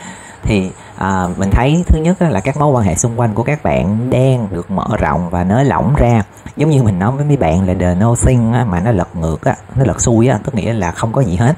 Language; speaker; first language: Vietnamese; native; Vietnamese